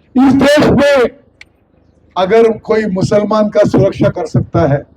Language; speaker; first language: Hindi; non-native, local second language; Telugu